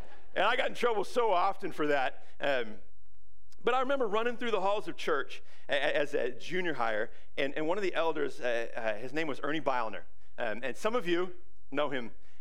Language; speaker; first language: English; native; English